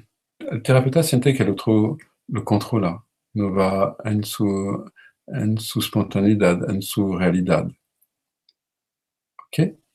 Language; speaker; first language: Spanish; non-native, learner; French